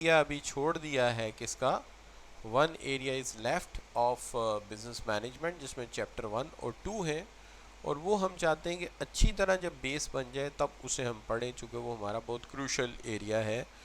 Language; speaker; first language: Urdu; native; Urdu